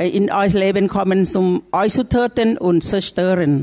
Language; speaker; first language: German; non-native, learner; Thai